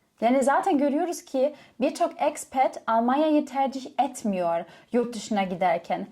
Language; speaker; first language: Turkish; non-native, fluent; German